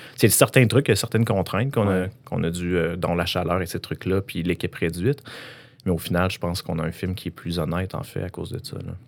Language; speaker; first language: French; native; French